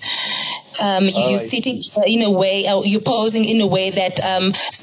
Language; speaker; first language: English; non-native, local second language; Zulu